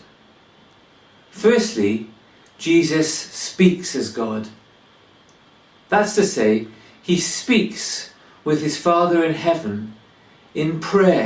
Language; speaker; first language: English; native; English